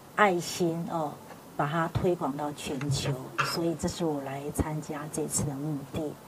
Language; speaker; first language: Chinese; native; Chinese